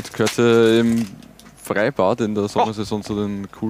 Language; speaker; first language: German; native; German